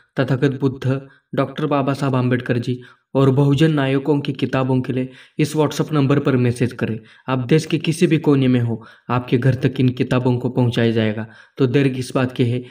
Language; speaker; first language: Hindi; non-native, local second language; Marathi